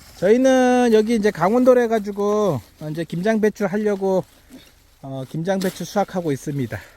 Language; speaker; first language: Korean; native; Korean